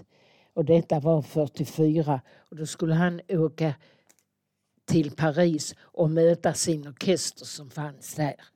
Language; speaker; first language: Swedish; native; Swedish